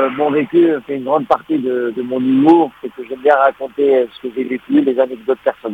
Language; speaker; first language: French; non-native, local second language; Arabic